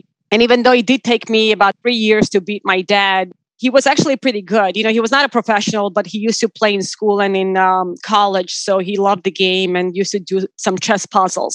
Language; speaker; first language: English; non-native, fluent; Georgian